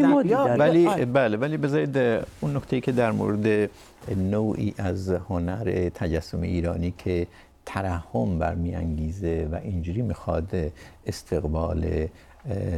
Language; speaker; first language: Persian; native; Persian